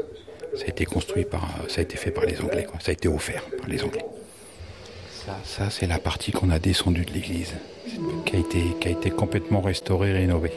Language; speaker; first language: French; native; French